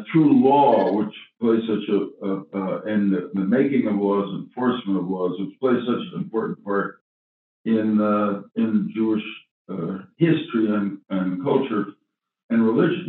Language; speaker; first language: English; native; English